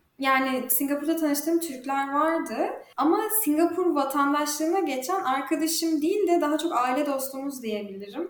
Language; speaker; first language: Turkish; native; Turkish